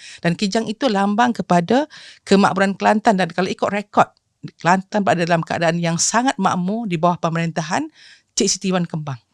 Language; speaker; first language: Malay; native; Malay